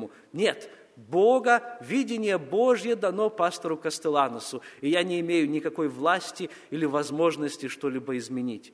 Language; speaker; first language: Russian; native; Russian